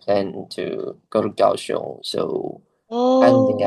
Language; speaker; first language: English; non-native, learner; Chinese